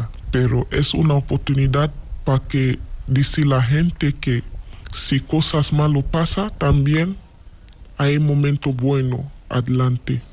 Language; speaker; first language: Spanish; non-native, learner; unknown